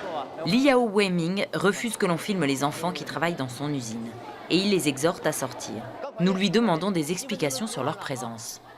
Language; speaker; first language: French; native; French